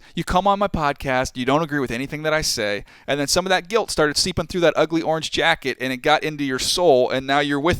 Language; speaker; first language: English; native; English